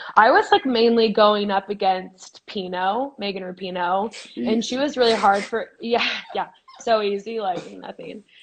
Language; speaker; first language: English; native; English